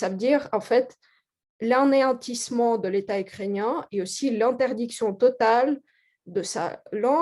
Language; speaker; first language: French; non-native, fluent; Russian